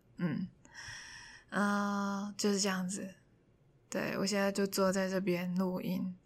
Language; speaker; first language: Chinese; non-native, local second language; Cantonese